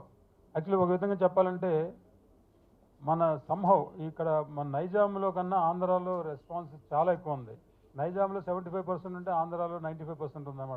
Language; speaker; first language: Telugu; native; Telugu